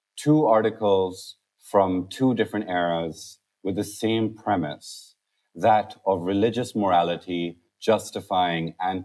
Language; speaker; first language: English; non-native, local second language; Urdu